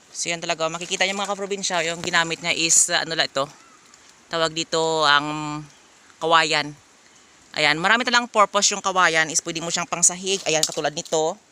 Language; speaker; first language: Filipino; non-native, local second language; Hiligaynon